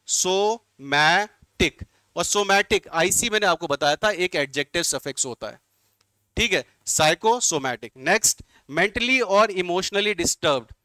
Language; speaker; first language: Hindi; native; Hindi